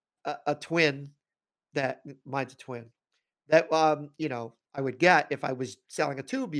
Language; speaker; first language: English; native; English